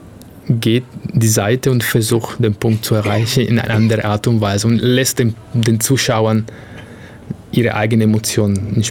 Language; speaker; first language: German; non-native, fluent; Italian